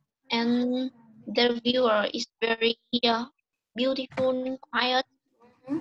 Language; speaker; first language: English; non-native, learner; Vietnamese